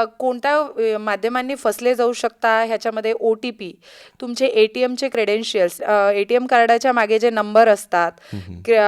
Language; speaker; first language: Marathi; native; Marathi